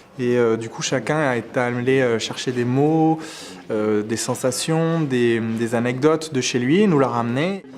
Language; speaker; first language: French; native; French